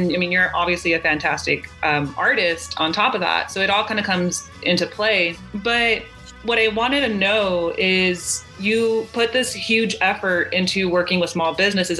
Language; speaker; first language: English; early bilingual, other home language; Spanish